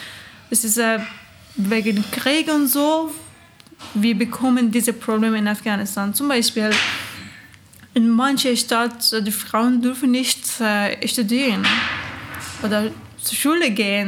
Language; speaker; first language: German; non-native, learner; Persian